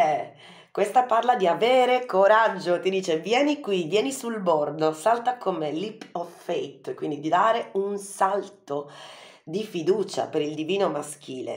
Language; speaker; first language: Italian; native; Italian